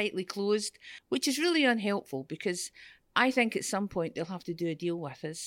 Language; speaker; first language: English; native; English